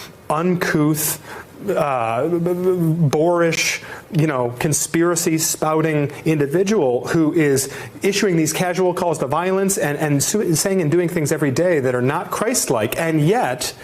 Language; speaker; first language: English; native; English